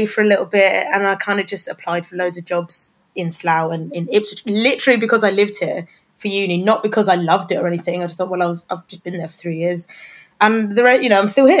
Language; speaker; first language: English; native; English